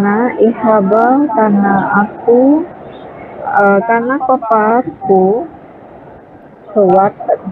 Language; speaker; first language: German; non-native, learner; Indonesian